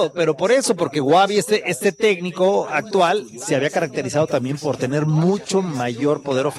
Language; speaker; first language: Spanish; native; Spanish